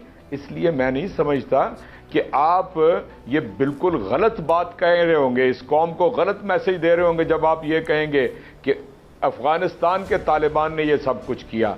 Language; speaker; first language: Urdu; native; Urdu